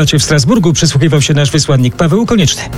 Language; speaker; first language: Polish; native; Polish